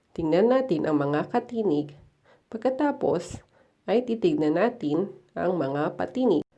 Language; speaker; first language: Filipino; native; Filipino